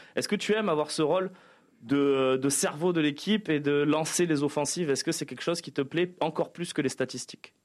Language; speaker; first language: French; native; French